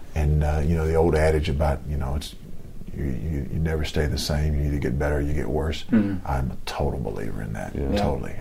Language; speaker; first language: English; native; English